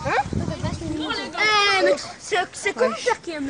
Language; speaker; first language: French; native; French